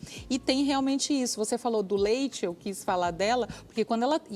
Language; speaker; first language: Portuguese; native; Portuguese